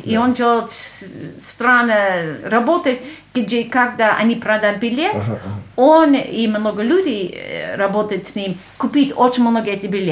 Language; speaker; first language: Russian; non-native, learner; English